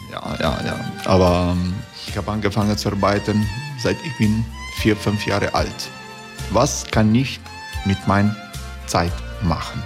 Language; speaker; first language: German; non-native, learner; Croatian